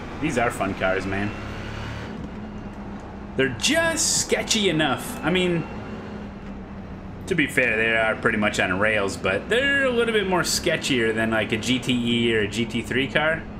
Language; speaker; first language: English; native; English